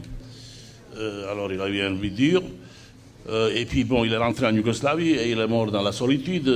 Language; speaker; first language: French; non-native, fluent; Serbian